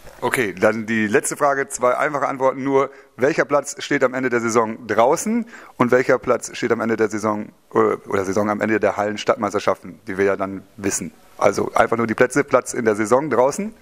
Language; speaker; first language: German; native; German